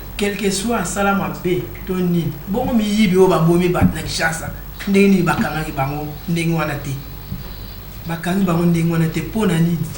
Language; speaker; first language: Lingala; non-native, local second language; Kongo